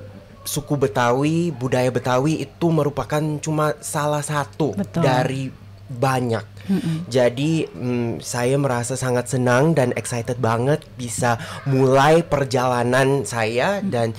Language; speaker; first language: Indonesian; non-native, fluent; English